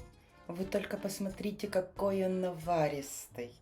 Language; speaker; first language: Russian; native; Russian